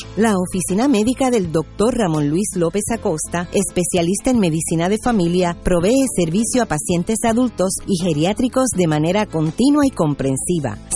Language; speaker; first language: Spanish; native; Spanish